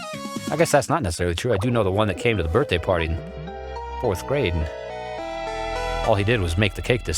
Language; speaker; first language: English; native; English